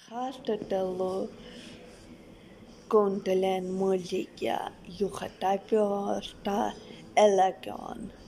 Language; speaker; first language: Finnish; non-native, learner; Russian